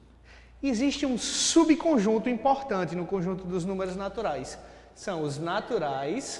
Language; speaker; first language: Portuguese; native; Portuguese